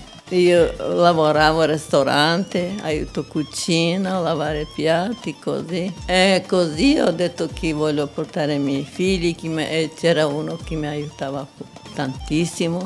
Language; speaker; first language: Italian; non-native, learner; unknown